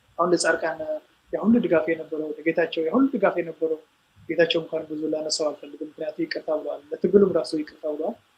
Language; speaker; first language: Amharic; non-native, local second language; Tigrinya